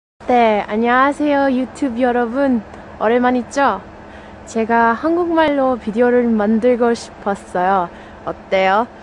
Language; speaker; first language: Korean; non-native, learner; Somali